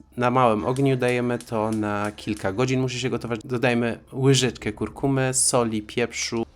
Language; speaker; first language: Polish; non-native, fluent; Persian